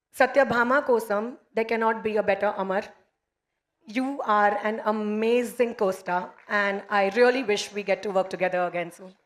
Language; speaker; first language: Telugu; non-native, learner; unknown